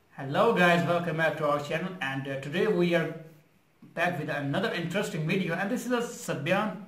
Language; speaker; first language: English; non-native, local second language; Urdu